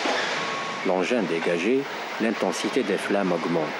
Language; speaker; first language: French; non-native, local second language; Arabic